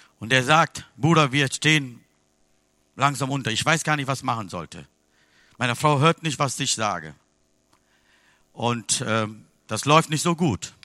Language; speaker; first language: German; non-native, fluent; Tamil